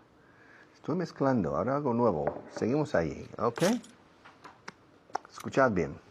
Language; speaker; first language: Spanish; non-native, fluent; English